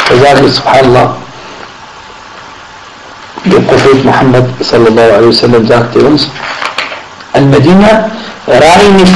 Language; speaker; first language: German; non-native, fluent; Arabic